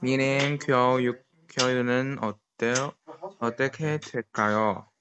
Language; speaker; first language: Korean; non-native, learner; Chinese